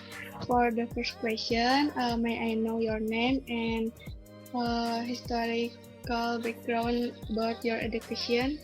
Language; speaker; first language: English; non-native, learner; Indonesian